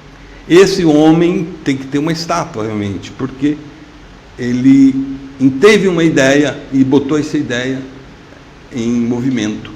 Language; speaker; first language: Portuguese; native; Portuguese